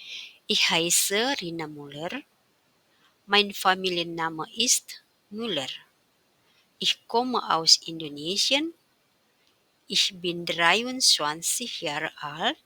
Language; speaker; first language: German; non-native, fluent; Indonesian